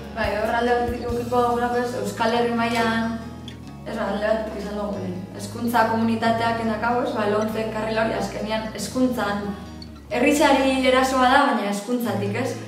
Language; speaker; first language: Basque; native; Basque